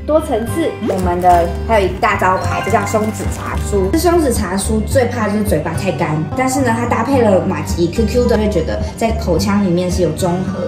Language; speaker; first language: Chinese; native; Chinese